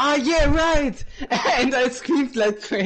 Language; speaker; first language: English; non-native, learner; Italian